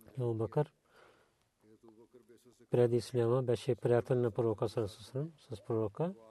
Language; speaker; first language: Bulgarian; non-native, learner; Urdu